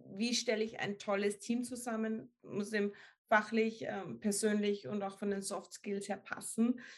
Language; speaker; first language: German; native; German